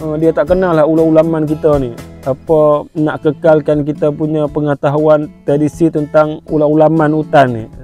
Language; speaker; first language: Malay; non-native, local second language; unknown